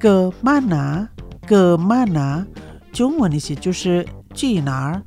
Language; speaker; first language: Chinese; non-native, fluent; Indonesian